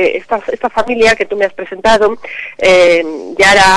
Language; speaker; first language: Spanish; native; Spanish